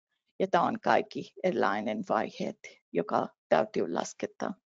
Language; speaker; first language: Finnish; non-native, fluent; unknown